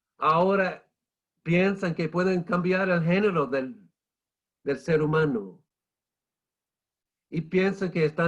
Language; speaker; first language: Spanish; non-native, fluent; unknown